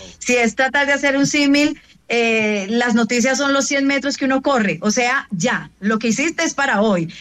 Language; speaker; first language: Spanish; native; Spanish